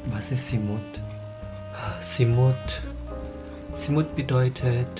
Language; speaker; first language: German; early bilingual, other home language; Filipino